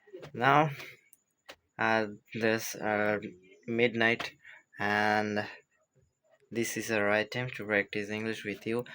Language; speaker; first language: English; non-native, learner; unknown